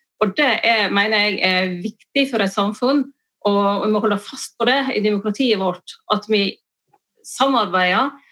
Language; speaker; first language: Norwegian; native; Norwegian